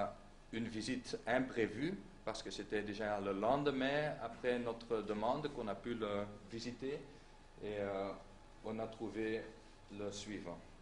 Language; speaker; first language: French; non-native, local second language; Dutch